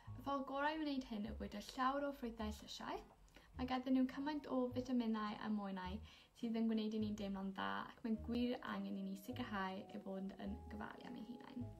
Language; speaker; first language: Welsh; non-native, local second language; English